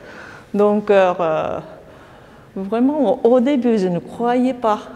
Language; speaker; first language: French; non-native, fluent; Japanese